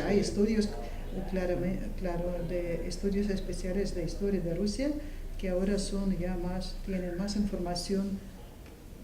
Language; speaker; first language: Spanish; non-native, fluent; Russian